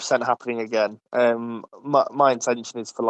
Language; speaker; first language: English; native; English